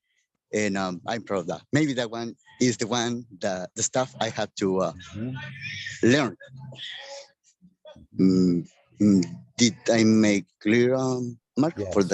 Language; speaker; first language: English; non-native, learner; Spanish